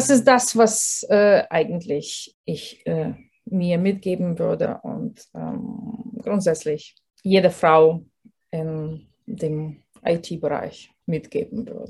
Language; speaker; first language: German; non-native, fluent; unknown